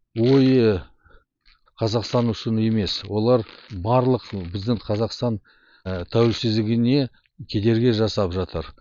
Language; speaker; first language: Kazakh; non-native, local second language; Russian